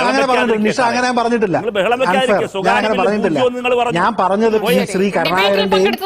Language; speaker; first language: Malayalam; native; Malayalam